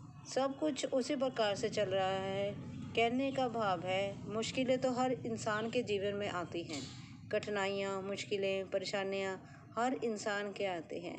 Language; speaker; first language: Hindi; native; Hindi